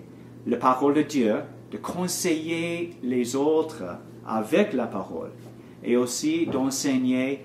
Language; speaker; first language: French; non-native, learner; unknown